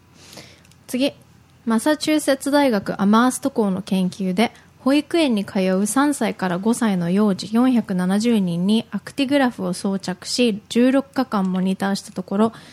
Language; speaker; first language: Japanese; early bilingual, heritage; Japanese